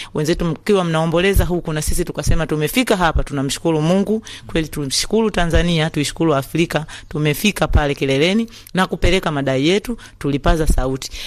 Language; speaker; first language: Swahili; native; Swahili